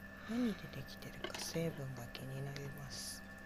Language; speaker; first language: Japanese; native; Japanese